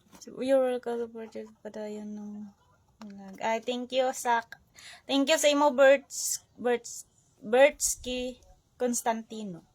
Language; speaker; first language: Filipino; non-native, local second language; Hiligaynon